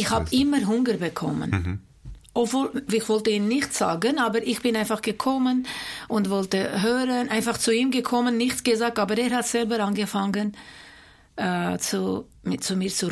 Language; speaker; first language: German; non-native, fluent; Armenian